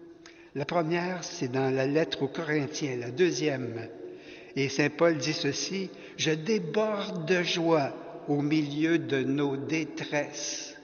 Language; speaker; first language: French; native; French